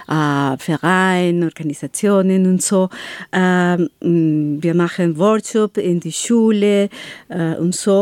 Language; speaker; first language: German; non-native, learner; Spanish